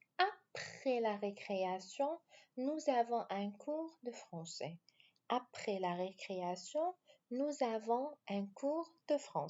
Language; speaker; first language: French; non-native, fluent; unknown